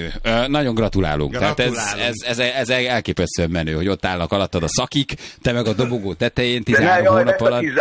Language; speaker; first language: Hungarian; native; Hungarian